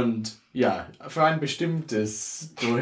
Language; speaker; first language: German; non-native, learner; English